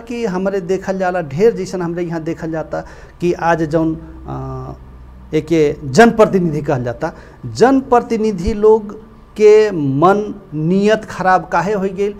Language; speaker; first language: Bhojpuri; non-native, local second language; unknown